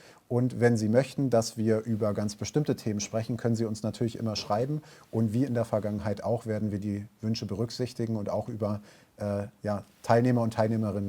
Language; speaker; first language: German; native; German